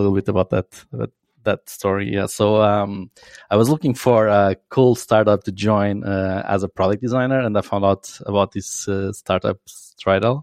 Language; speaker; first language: English; non-native, fluent; Portuguese